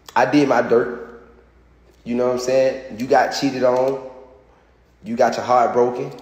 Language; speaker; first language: English; native; English